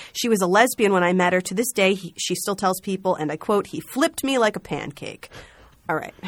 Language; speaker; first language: English; native; English